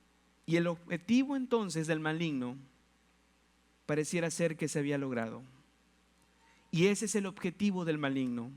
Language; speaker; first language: Spanish; native; Spanish